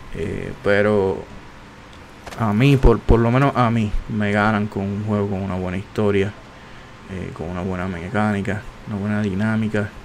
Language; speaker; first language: Spanish; native; Spanish